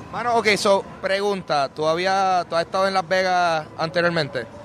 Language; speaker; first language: Spanish; native; Spanish